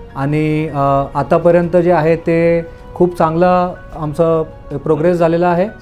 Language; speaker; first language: Marathi; non-native, local second language; Gujarati